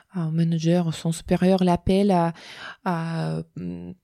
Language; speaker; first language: French; non-native, fluent; Russian